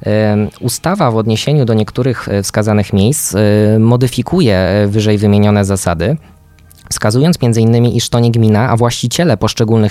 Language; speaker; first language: Polish; native; Polish